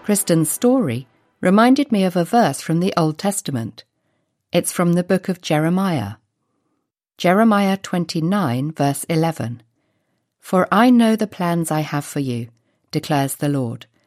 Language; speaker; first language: English; native; English